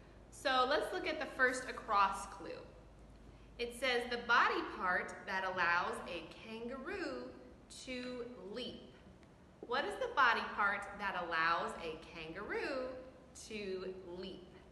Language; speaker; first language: English; native; English